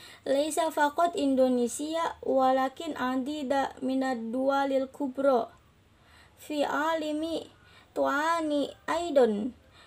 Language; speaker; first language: Arabic; non-native, learner; Indonesian